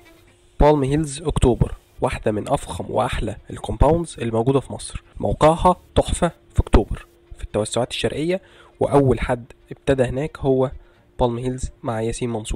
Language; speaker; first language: Arabic; native; Arabic